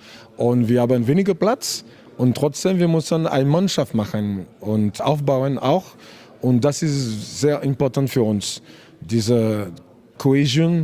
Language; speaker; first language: German; non-native, learner; French